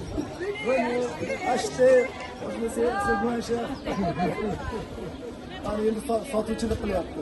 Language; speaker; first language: French; non-native, fluent; Uzbek